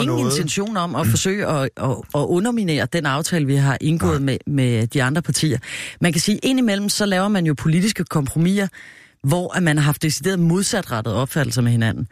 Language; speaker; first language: Danish; native; Danish